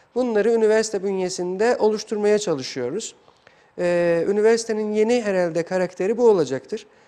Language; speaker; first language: Turkish; non-native, fluent; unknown